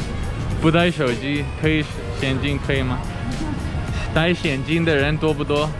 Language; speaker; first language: Chinese; non-native, learner; Spanish